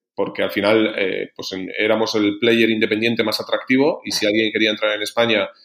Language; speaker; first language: Spanish; native; Spanish